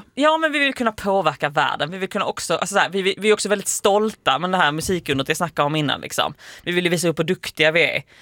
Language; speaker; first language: Swedish; native; Swedish